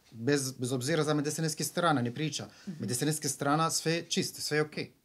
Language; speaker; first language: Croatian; non-native, learner; Arabic